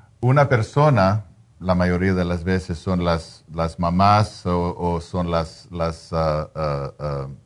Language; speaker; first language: Spanish; non-native, fluent; English